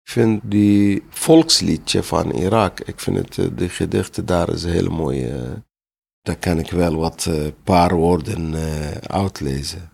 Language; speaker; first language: Dutch; non-native, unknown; Arabic